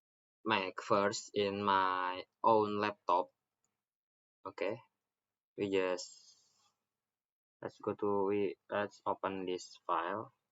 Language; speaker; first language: English; non-native, learner; Indonesian